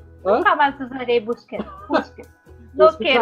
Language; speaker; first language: Spanish; non-native, learner; Portuguese